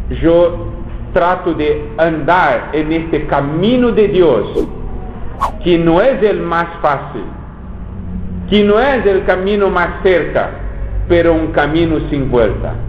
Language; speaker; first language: Spanish; non-native, fluent; Portuguese